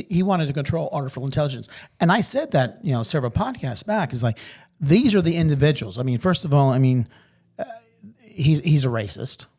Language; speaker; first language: English; native; English